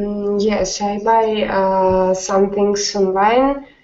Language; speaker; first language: English; non-native, learner; Russian